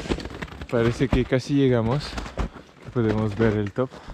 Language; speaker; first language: Spanish; non-native, learner; French